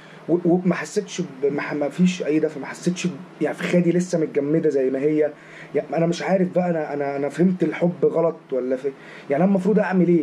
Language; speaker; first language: Arabic; native; Arabic